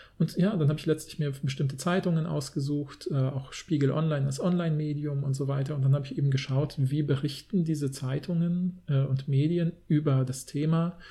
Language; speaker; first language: German; native; German